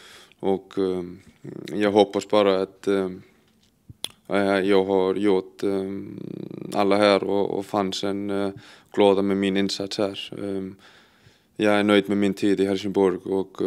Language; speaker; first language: Swedish; non-native, fluent; Icelandic